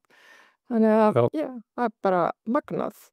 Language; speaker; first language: Icelandic; non-native, fluent; Arabic